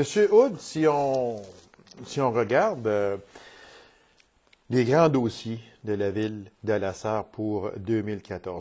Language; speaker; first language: French; native; French